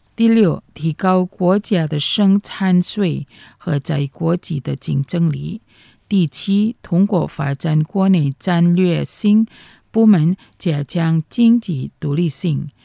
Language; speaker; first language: Chinese; non-native, fluent; Indonesian